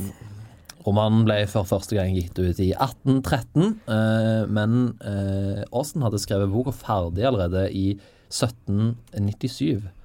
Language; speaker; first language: Norwegian; native; Norwegian